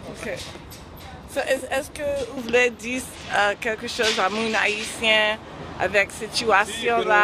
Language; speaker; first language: Haitian Creole; early bilingual, heritage; English